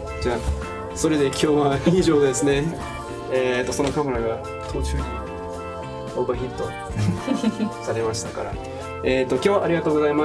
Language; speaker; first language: Japanese; non-native, learner; English